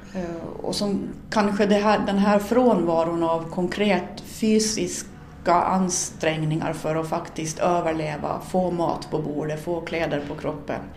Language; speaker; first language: Swedish; native; Swedish